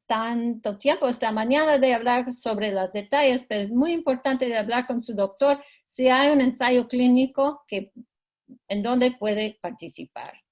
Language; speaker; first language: Spanish; non-native, fluent; English